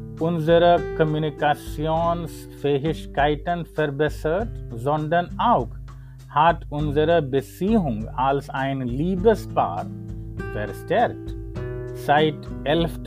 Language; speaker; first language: German; non-native, learner; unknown